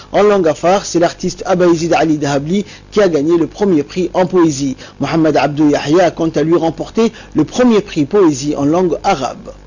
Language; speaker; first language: French; non-native, local second language; Somali